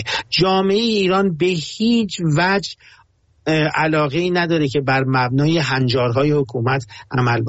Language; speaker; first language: Persian; native; Persian